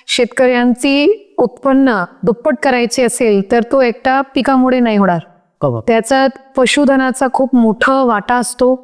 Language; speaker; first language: Marathi; non-native, local second language; Hindi